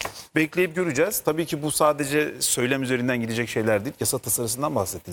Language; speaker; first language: Turkish; native; Turkish